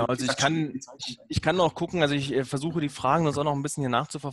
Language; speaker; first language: German; native; German